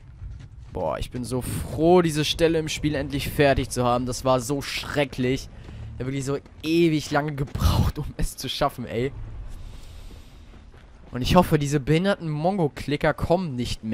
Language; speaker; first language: German; native; German